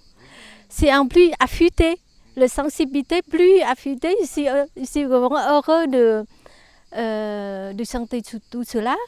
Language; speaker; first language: French; non-native, learner; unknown